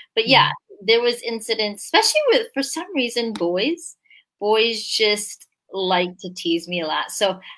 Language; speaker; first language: English; early bilingual, other home language; Korean